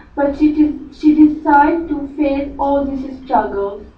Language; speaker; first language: English; non-native, learner; Arabic